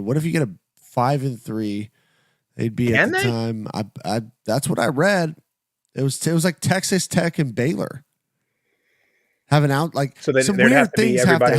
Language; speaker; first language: English; native; English